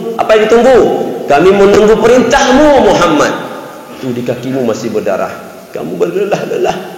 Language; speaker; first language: Malay; non-native, local second language; Achinese